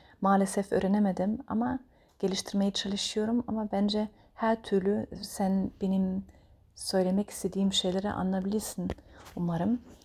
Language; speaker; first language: Turkish; non-native, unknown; German